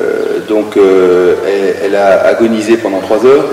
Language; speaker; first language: French; native; French